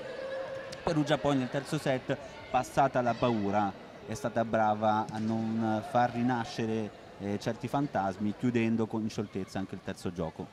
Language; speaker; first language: Italian; native; Italian